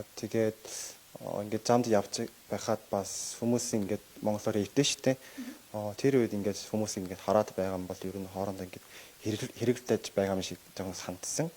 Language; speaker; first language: Mongolian; non-native, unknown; Korean